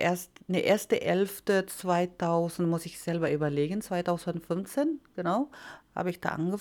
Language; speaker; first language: German; non-native, fluent; Iloko